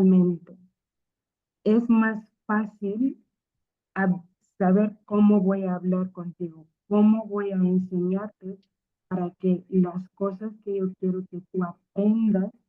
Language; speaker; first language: Spanish; non-native, fluent; Akan